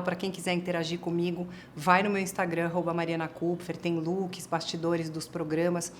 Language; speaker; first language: Portuguese; native; Portuguese